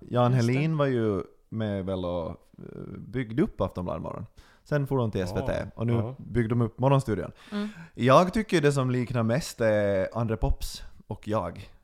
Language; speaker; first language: Swedish; native; Swedish